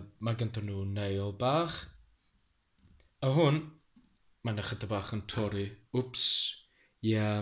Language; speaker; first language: Welsh; non-native, learner; English